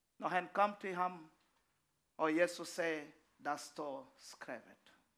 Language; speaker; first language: Danish; non-native, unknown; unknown